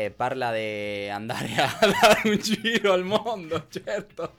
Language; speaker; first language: Italian; non-native, learner; Spanish